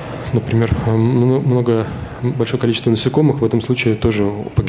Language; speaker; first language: Russian; native; Russian